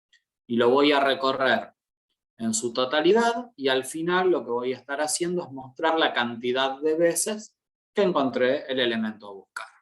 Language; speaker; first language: Spanish; native; Spanish